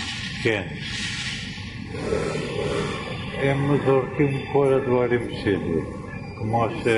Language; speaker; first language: Hebrew; non-native, learner; Russian